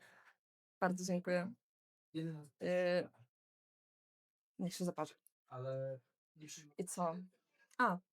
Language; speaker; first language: Polish; non-native, fluent; Belarusian